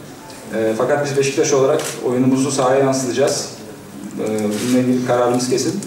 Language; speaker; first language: Turkish; native; Turkish